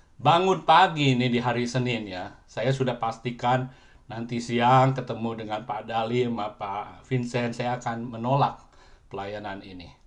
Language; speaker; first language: Indonesian; native; Indonesian